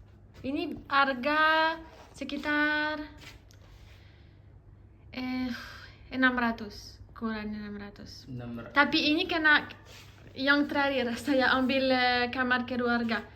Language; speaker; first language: Indonesian; non-native, learner; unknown